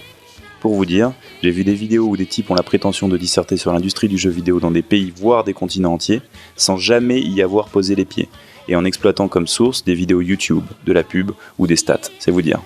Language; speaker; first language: French; native; French